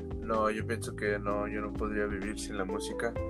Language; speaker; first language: Spanish; early bilingual, heritage; Spanish